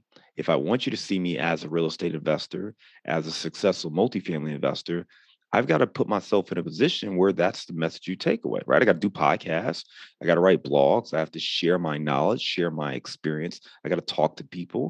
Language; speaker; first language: English; native; English